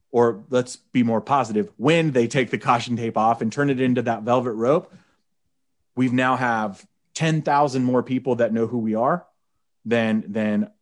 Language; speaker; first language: English; native; English